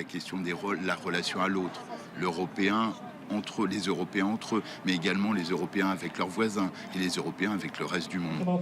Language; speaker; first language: French; native; French